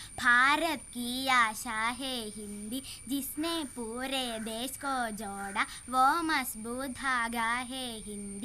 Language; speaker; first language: Hindi; non-native, local second language; Malayalam